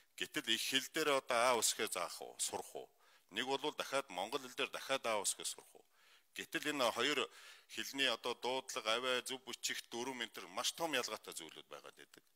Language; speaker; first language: Mongolian; non-native, local second language; Kazakh